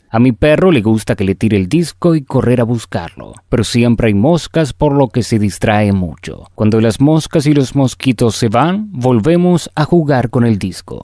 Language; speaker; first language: Spanish; native; Spanish